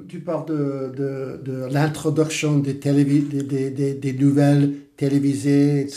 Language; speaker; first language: French; non-native, fluent; English